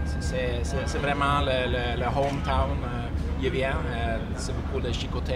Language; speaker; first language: French; non-native, learner; Swedish